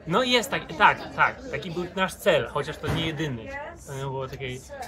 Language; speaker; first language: Polish; early bilingual, heritage; English